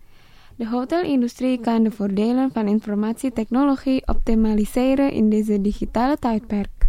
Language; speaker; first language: Dutch; non-native, fluent; Indonesian